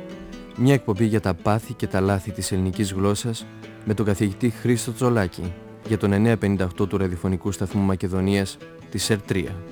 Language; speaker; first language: Greek; native; Greek